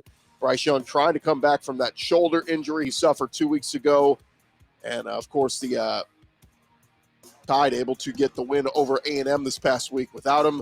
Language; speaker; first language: English; native; English